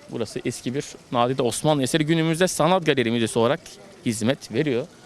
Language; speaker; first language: Turkish; native; Turkish